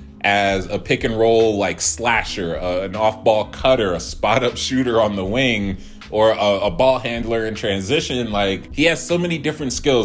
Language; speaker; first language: English; native; English